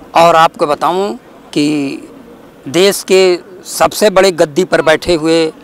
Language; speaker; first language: Hindi; native; Hindi